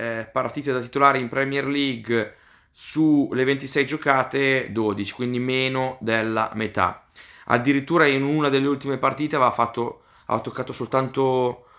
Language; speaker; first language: Italian; native; Italian